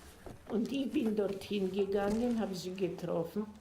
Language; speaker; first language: German; non-native, fluent; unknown